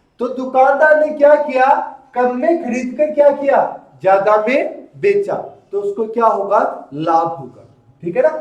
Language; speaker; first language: Hindi; native; Hindi